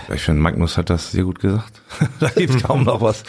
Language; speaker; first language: German; native; German